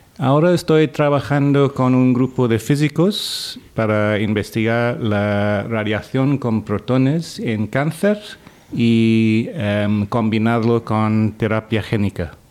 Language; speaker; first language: Spanish; non-native, fluent; English